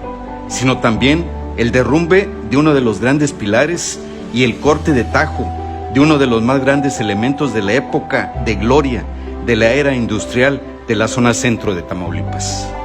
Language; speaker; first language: Spanish; native; Spanish